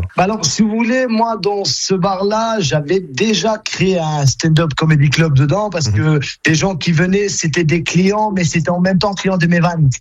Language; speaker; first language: French; non-native, fluent; Albanian